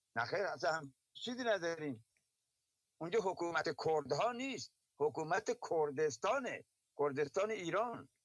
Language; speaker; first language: Persian; non-native, local second language; Baluchi